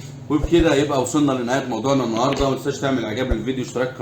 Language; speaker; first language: Arabic; native; Arabic